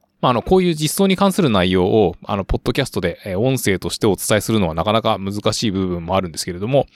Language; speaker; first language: Japanese; native; Japanese